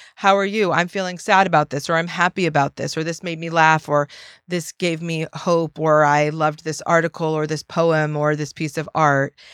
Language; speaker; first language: English; native; English